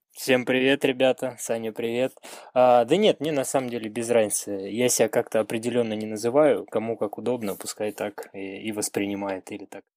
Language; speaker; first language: Russian; native; Russian